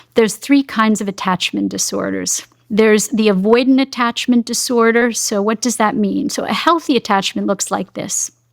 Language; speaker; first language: English; native; English